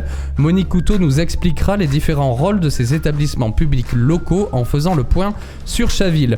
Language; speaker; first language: French; native; French